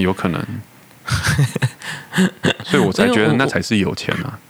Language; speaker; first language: Chinese; native; Chinese